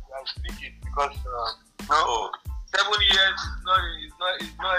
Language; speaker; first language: English; non-native, local second language; Yoruba